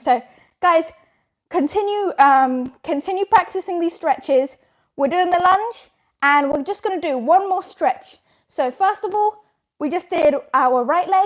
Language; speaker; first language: English; native; English